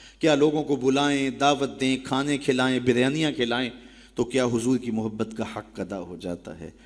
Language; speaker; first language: Urdu; non-native, local second language; Punjabi